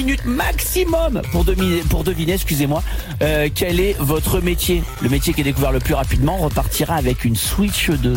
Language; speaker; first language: French; native; French